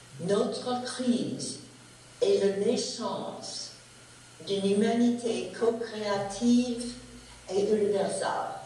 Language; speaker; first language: French; non-native, learner; English